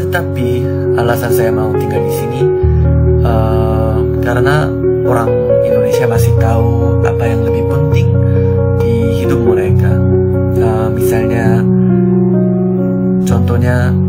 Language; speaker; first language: Indonesian; non-native, learner; Korean